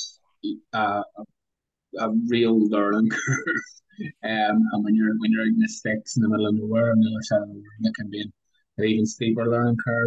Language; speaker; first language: English; native; English